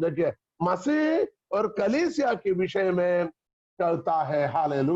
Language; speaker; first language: Hindi; non-native, local second language; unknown